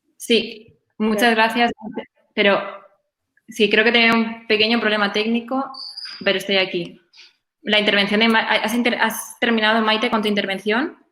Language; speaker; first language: Spanish; native; Spanish